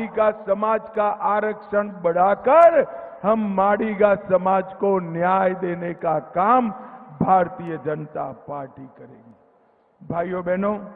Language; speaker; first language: Hindi; non-native, local second language; Gujarati